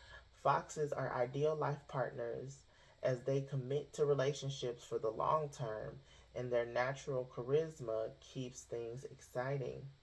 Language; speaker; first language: English; native; English